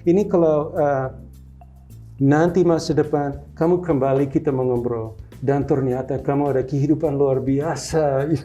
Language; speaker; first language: Indonesian; non-native, local second language; English